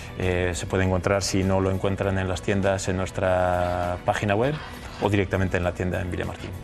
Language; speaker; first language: Spanish; early bilingual, heritage; Spanish